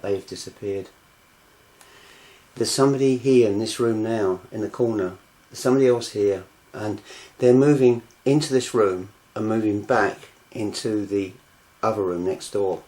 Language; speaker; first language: English; native; English